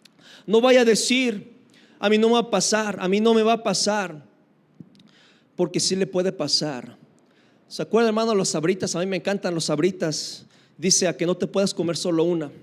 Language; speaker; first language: Spanish; native; Spanish